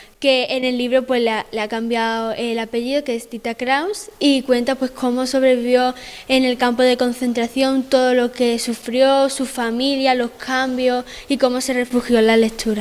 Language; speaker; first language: Spanish; native; Spanish